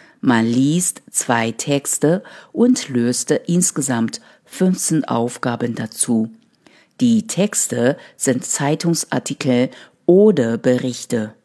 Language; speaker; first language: German; non-native, fluent; Chinese